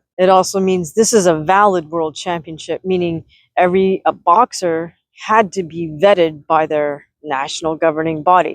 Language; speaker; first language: English; native; English